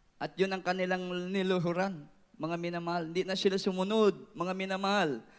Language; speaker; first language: Filipino; non-native, local second language; Cebuano